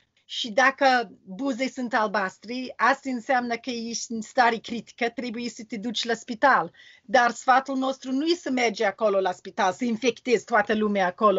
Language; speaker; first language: Romanian; non-native, learner; English